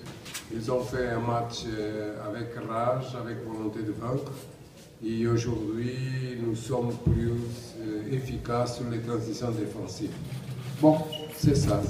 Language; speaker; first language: French; non-native, learner; Portuguese